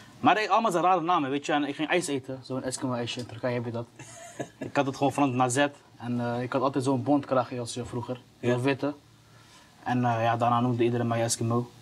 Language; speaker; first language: Dutch; early bilingual, other home language; Turkish